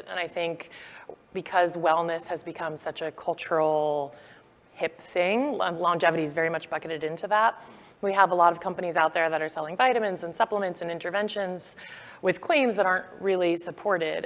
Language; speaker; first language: English; native; English